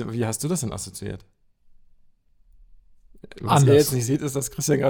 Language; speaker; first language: German; native; German